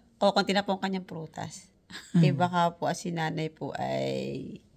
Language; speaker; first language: Filipino; native; Filipino